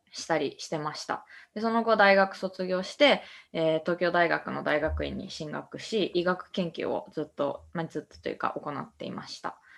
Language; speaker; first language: Japanese; native; Japanese